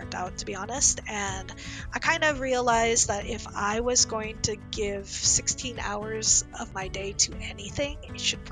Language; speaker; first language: English; native; English